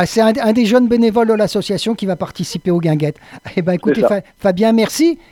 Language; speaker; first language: French; native; French